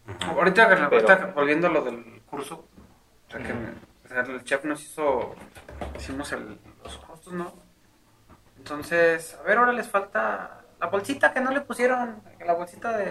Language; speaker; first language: Spanish; native; Spanish